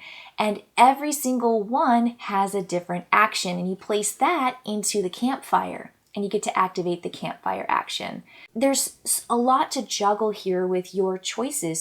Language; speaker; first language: English; native; English